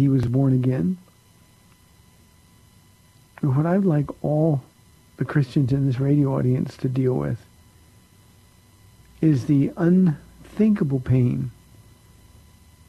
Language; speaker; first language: English; native; English